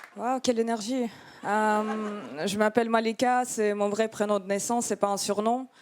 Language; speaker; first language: French; non-native, fluent; Russian